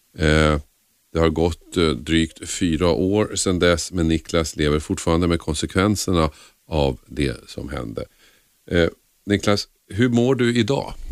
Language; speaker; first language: Swedish; native; Swedish